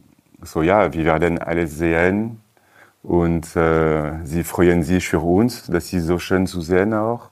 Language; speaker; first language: German; non-native, learner; French